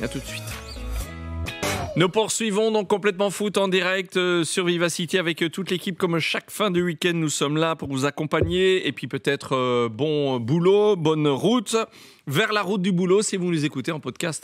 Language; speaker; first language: French; native; French